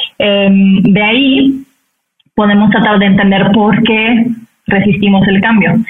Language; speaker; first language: Spanish; non-native, fluent; French